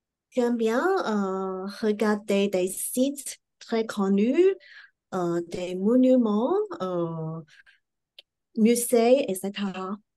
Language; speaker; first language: French; non-native, learner; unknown